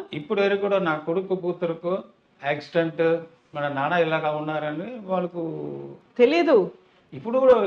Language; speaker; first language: Telugu; non-native, learner; Tamil